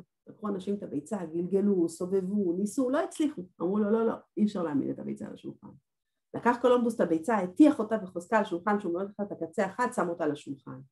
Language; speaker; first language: Hebrew; native; Hebrew